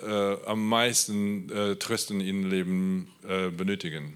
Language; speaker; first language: German; non-native, learner; Polish